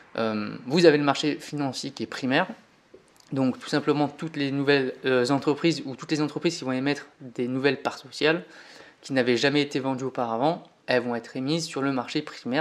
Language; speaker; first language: French; native; French